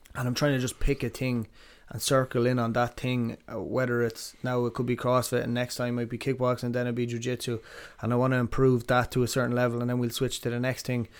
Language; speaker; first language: English; native; English